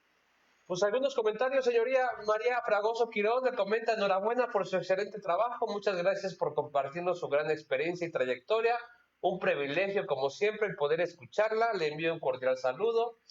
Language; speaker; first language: Spanish; native; Spanish